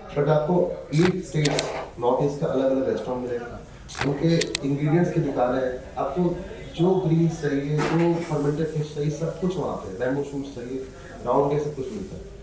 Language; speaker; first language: Hindi; native; Hindi